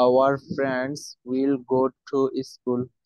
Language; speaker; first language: English; non-native, learner; Bangla